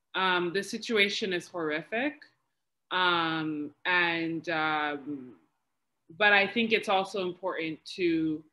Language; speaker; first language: English; native; English